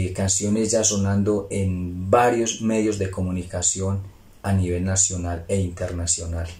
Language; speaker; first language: Spanish; native; Spanish